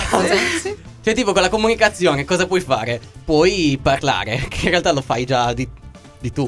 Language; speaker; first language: Italian; native; Italian